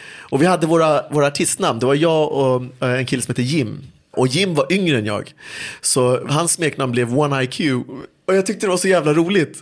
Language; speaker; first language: Swedish; early bilingual, other home language; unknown